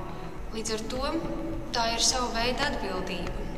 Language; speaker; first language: Latvian; native; Latvian